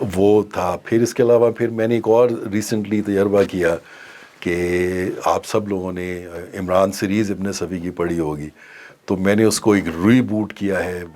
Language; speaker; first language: Urdu; non-native, local second language; Punjabi